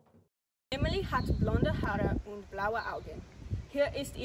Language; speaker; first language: German; non-native, learner; English